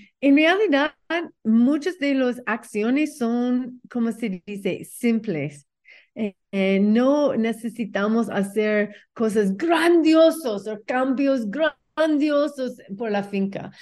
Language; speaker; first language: Spanish; non-native, learner; English